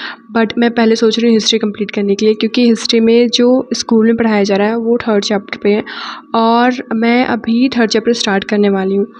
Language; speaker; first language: Hindi; native; Hindi